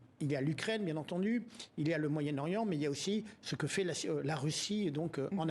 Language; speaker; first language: French; native; French